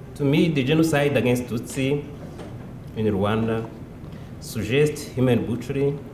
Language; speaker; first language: English; non-native, local second language; Kinyarwanda